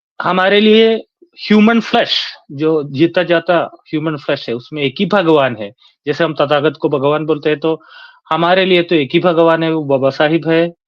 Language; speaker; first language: Hindi; non-native, local second language; Malayalam